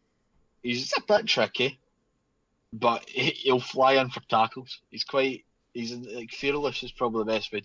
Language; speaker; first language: English; native; English